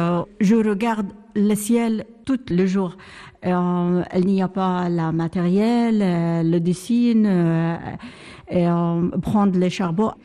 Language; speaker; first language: French; non-native, learner; Arabic